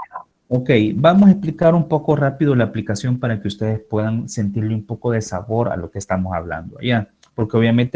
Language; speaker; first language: Spanish; native; Spanish